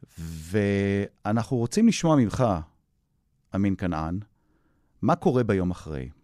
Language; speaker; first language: Hebrew; native; Hebrew